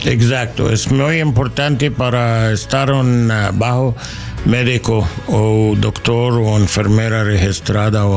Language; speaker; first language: Spanish; non-native, learner; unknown